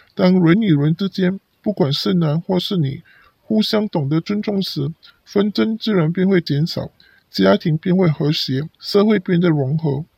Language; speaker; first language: Chinese; non-native, local second language; Cantonese